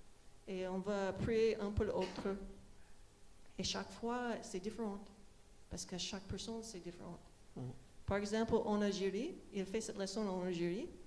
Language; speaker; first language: French; non-native, fluent; English